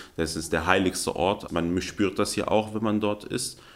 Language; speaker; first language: German; early bilingual, other home language; Arabic